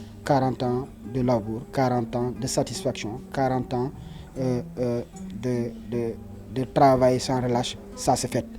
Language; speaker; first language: French; non-native, local second language; Wolof